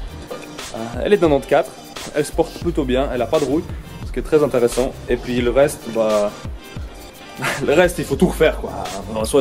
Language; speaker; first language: French; native; French